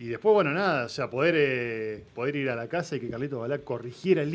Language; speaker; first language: Spanish; native; Spanish